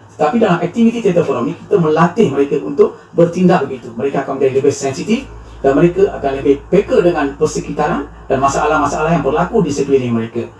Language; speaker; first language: Malay; non-native, local second language; Tamil